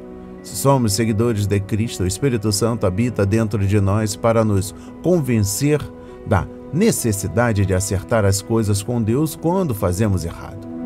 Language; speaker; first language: Portuguese; native; Portuguese